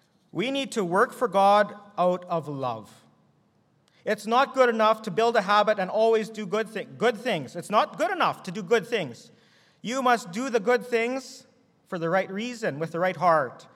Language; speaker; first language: English; native; English